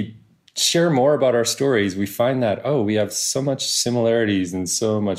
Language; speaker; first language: English; native; English